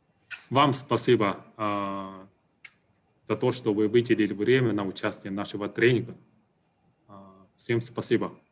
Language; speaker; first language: Russian; non-native, fluent; Chinese